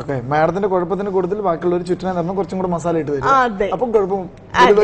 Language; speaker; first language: Malayalam; native; Malayalam